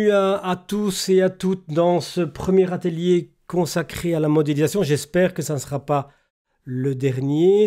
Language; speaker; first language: French; native; French